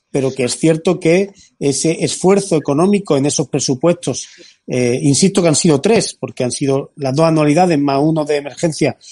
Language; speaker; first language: Spanish; native; Spanish